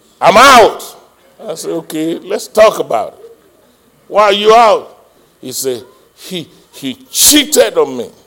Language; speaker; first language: English; non-native, local second language; Yoruba